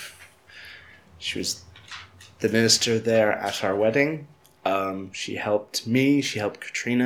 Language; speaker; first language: English; native; English